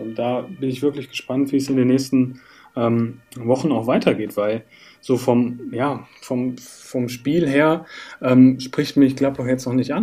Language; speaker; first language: German; native; German